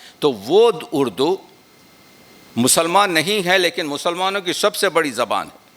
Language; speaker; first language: Urdu; native; Urdu